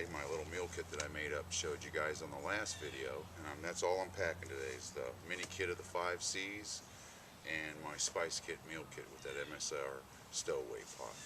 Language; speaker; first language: English; native; English